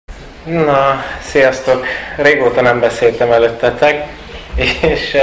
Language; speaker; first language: Hungarian; non-native, fluent; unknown